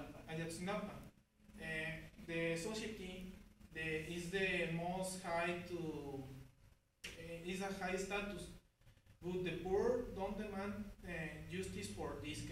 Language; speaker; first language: English; non-native, learner; Spanish